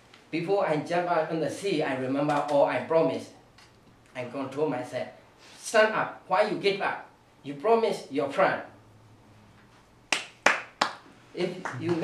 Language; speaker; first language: English; non-native, learner; Burmese